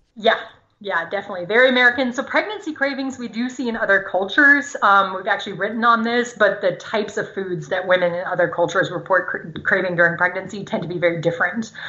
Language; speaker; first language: English; non-native, fluent; German